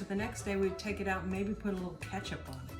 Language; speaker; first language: English; native; English